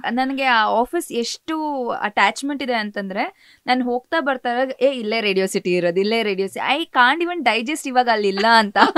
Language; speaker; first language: Kannada; native; Kannada